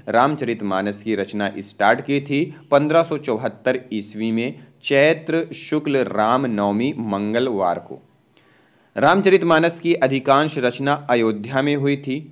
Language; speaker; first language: Hindi; native; Hindi